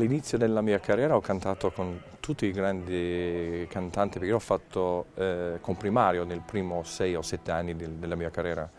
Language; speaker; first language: Italian; non-native, learner; English